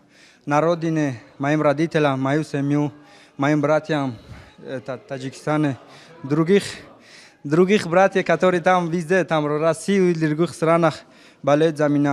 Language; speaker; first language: Russian; non-native, fluent; Tajik